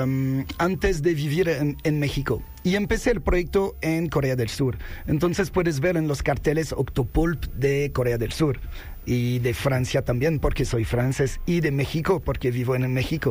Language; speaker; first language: Spanish; non-native, fluent; French